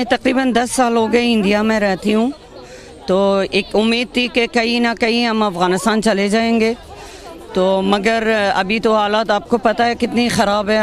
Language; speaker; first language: Hindi; non-native, fluent; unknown